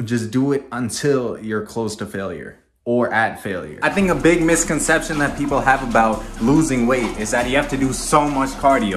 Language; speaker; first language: English; native; English